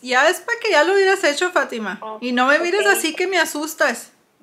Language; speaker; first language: Spanish; early bilingual, heritage; Spanish